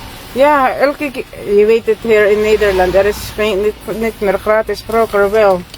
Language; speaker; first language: Dutch; non-native, learner; Filipino